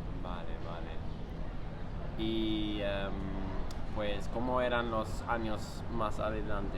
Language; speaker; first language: Spanish; non-native, fluent; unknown